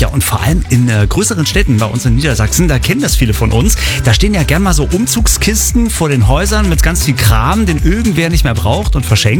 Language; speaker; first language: German; native; German